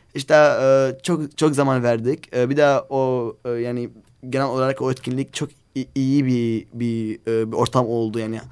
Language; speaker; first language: Turkish; non-native, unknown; Arabic